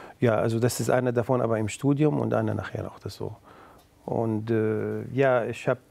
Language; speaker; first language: German; non-native, fluent; Arabic